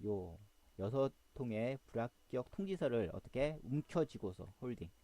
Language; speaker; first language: Korean; native; Korean